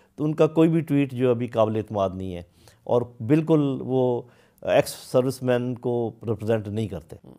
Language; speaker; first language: Urdu; native; Urdu